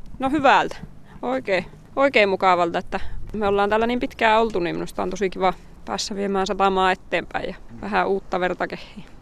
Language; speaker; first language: Finnish; native; Finnish